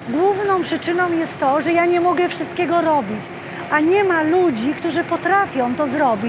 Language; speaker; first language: Polish; native; Polish